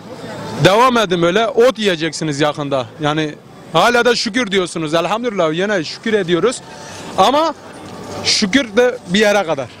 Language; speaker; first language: Turkish; early bilingual, other home language; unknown